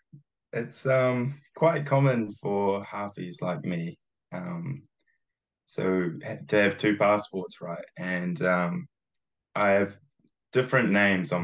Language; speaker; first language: English; early bilingual, other home language; Japanese